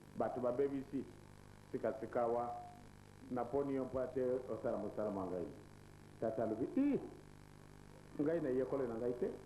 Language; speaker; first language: Lingala; non-native, local second language; Kongo